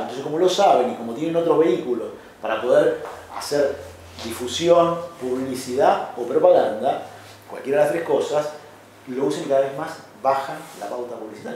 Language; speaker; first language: Spanish; native; Spanish